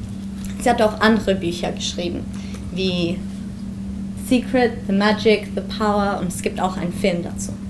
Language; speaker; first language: German; early bilingual, heritage; German